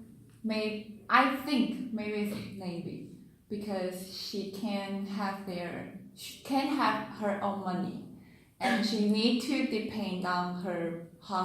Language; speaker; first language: English; non-native, learner; Chinese